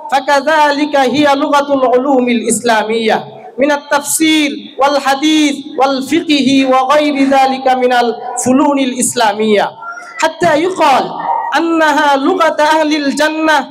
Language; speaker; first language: Arabic; non-native, learner; Bangla